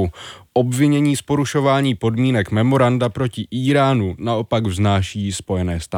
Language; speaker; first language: Czech; native; Czech